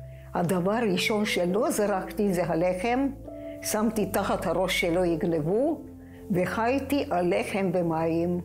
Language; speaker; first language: Hebrew; non-native, fluent; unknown